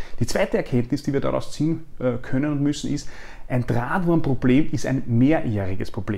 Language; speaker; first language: German; native; German